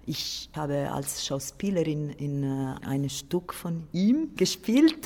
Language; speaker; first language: German; non-native, fluent; Italian